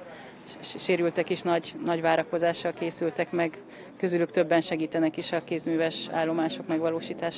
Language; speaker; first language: Hungarian; native; Hungarian